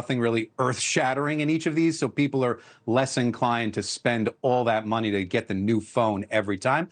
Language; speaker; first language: English; native; English